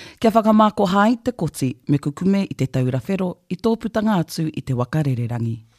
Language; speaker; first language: Māori; native; Māori